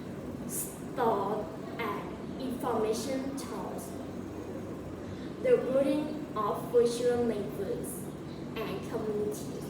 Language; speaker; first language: English; non-native, learner; Thai